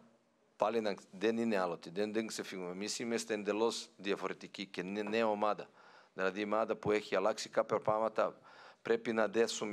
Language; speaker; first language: Greek; non-native, fluent; Serbian